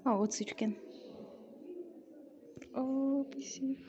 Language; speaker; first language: Russian; non-native, local second language; Kyrgyz